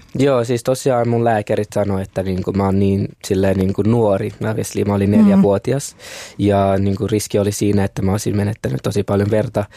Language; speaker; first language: Finnish; early bilingual, other home language; Kinyarwanda